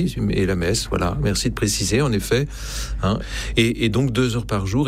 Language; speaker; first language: French; native; French